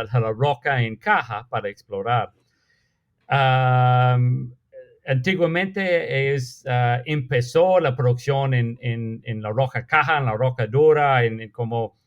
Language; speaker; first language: Spanish; non-native, fluent; English